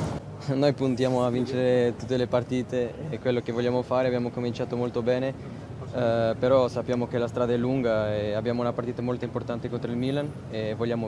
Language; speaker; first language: Italian; non-native, fluent; Portuguese